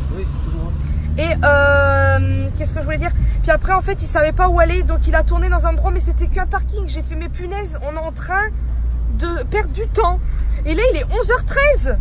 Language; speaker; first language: French; native; French